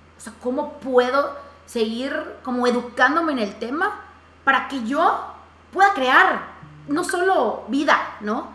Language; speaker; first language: Spanish; native; Spanish